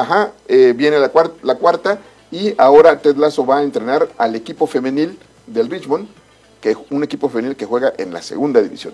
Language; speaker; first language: Spanish; native; Spanish